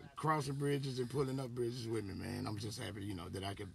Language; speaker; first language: English; native; English